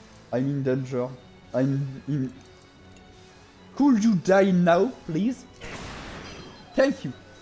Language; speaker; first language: English; non-native, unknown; French